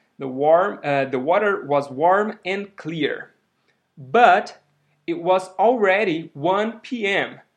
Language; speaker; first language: English; non-native, fluent; Portuguese